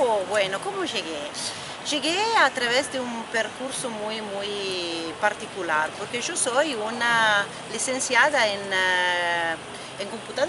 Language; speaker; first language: Spanish; non-native, fluent; Italian